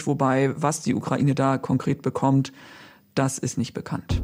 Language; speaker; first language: German; native; German